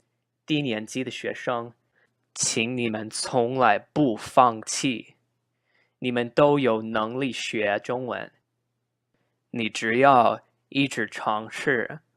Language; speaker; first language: Chinese; non-native, learner; English